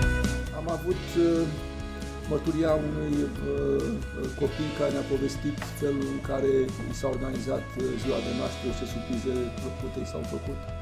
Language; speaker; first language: Romanian; native; Romanian